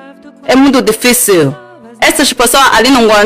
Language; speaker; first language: Portuguese; non-native, learner; Chinese